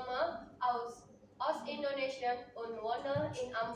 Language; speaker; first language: German; non-native, learner; Indonesian